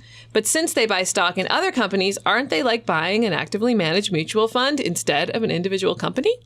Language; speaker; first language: English; native; English